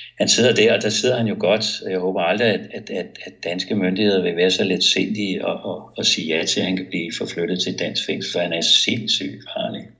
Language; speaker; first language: Danish; native; Danish